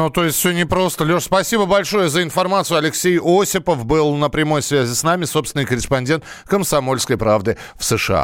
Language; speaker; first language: Russian; native; Russian